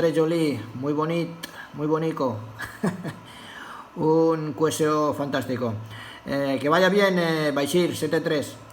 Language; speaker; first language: Spanish; non-native, local second language; Catalan